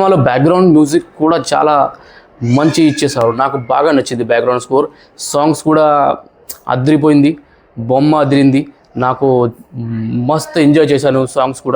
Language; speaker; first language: Telugu; non-native, learner; Marathi